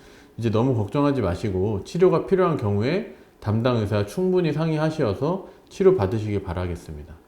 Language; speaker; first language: Korean; native; Korean